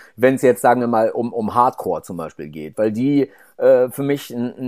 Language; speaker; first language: German; native; German